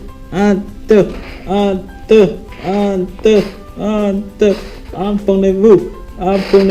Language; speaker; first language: French; non-native, fluent; Chinese